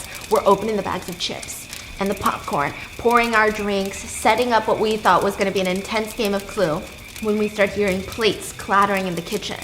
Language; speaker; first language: English; native; English